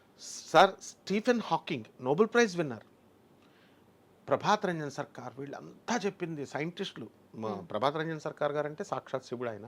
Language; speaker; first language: Telugu; native; Telugu